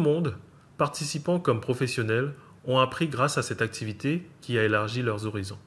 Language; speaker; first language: French; native; French